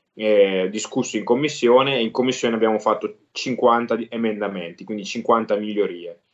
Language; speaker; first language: Italian; native; Italian